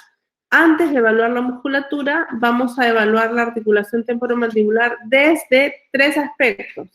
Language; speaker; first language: Spanish; native; Spanish